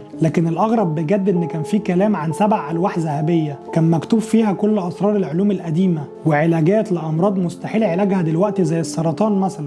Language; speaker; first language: Arabic; native; Arabic